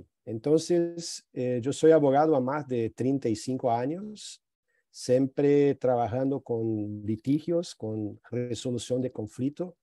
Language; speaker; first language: Spanish; non-native, fluent; Portuguese